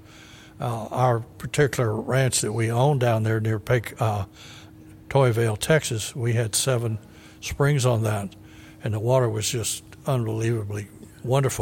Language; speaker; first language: English; native; English